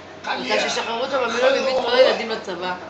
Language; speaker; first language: Hebrew; native; Hebrew